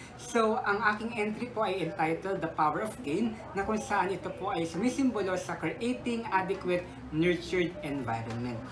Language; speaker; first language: Filipino; native; Filipino